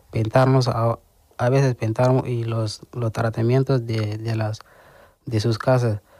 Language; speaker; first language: Spanish; non-native, learner; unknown